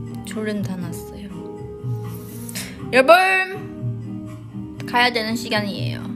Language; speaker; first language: Korean; non-native, learner; Chinese